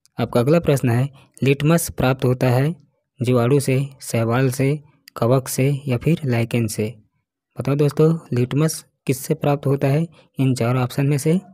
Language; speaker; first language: Hindi; native; Hindi